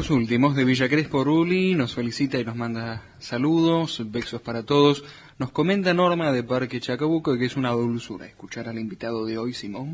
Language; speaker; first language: Spanish; native; Spanish